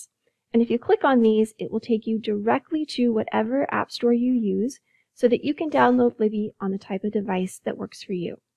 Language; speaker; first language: English; native; English